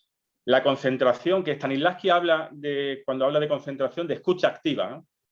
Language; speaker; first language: Spanish; native; Spanish